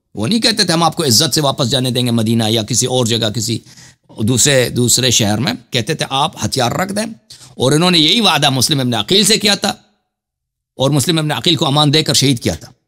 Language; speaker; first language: Urdu; non-native, fluent; Persian